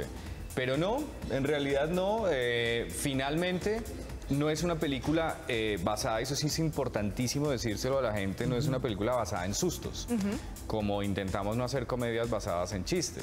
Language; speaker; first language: Spanish; native; Spanish